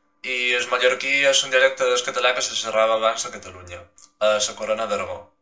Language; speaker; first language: Catalan; non-native, local second language; Spanish